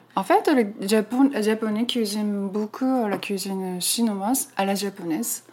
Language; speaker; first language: French; non-native, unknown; Japanese